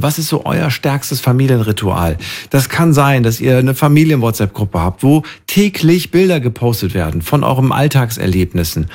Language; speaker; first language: German; native; German